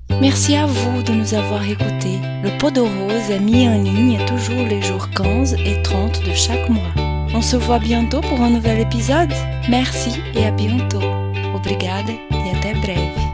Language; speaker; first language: French; non-native, fluent; Portuguese